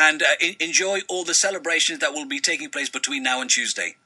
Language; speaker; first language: English; native; English